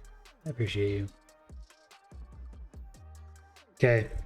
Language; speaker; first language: English; native; English